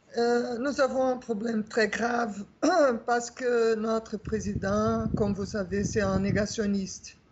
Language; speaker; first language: French; non-native, fluent; Portuguese